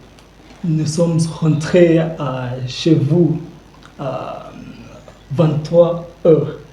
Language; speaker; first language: French; non-native, learner; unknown